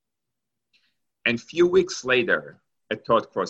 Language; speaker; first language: English; non-native, fluent; Hebrew